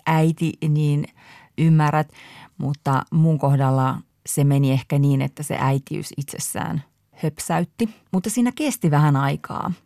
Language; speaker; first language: Finnish; native; Finnish